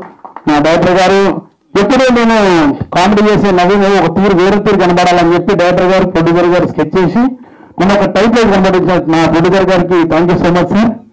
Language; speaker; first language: Telugu; native; Telugu